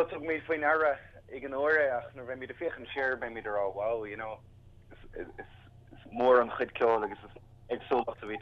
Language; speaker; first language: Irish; native; Irish